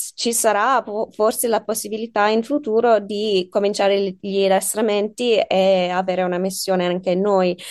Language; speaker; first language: Italian; non-native, fluent; English